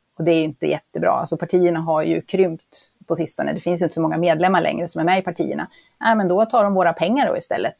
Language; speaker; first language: Swedish; native; Swedish